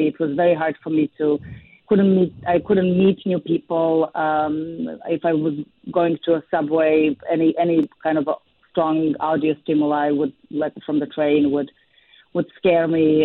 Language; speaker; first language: English; non-native, fluent; Serbian